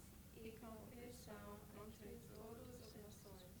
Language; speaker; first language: Portuguese; non-native, learner; English